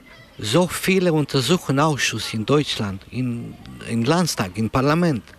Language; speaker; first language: German; non-native, learner; Romanian